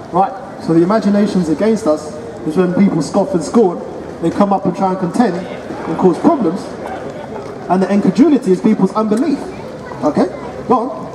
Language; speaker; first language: English; native; English